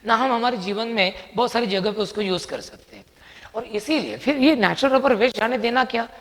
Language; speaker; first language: Hindi; non-native, local second language; Marathi